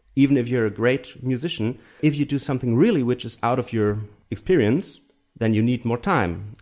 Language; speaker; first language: English; non-native, fluent; German